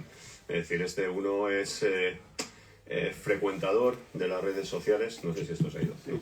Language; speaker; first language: Spanish; native; Spanish